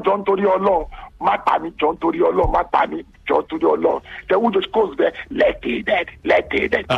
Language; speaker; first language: Hungarian; non-native, learner; Yoruba